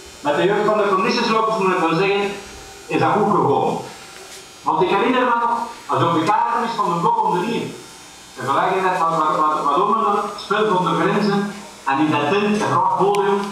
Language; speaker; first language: Dutch; native; Dutch